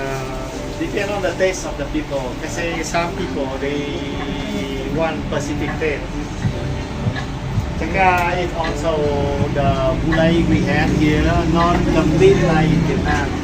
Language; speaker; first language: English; non-native, learner; Vietnamese